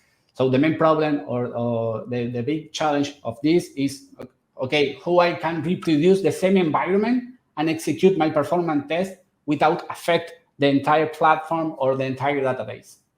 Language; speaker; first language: English; non-native, fluent; Spanish